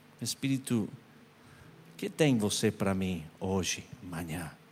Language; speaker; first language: Portuguese; non-native, learner; Spanish